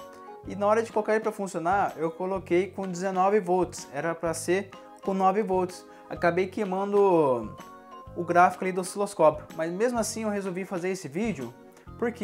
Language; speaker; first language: Portuguese; native; Portuguese